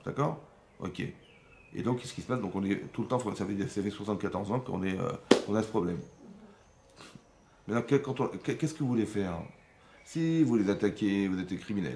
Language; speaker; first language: French; native; French